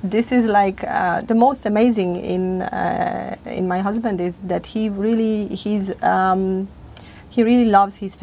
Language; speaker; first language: English; non-native, fluent; Polish